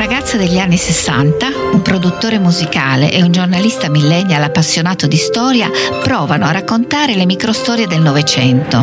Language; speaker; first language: Italian; native; Italian